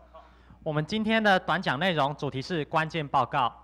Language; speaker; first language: Chinese; native; Chinese